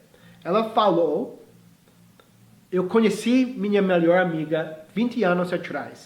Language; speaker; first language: Portuguese; non-native, fluent; English